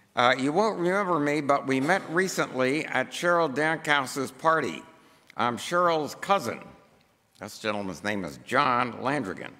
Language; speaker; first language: English; native; English